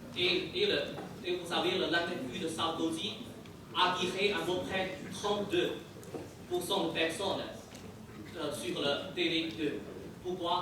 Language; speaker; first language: French; non-native, fluent; Chinese